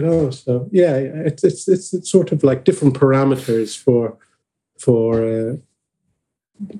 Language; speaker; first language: English; native; English